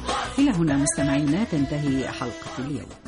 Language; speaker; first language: Arabic; native; Arabic